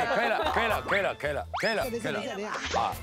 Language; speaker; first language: Chinese; native; Chinese